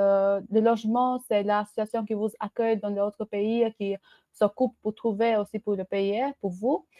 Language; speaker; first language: French; non-native, learner; Albanian